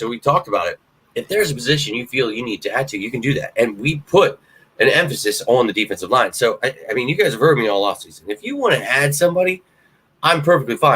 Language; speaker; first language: English; native; English